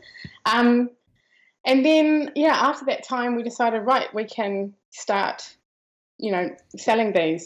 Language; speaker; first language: English; native; English